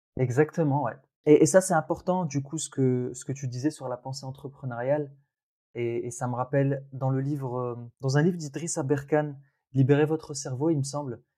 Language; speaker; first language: French; early bilingual, other home language; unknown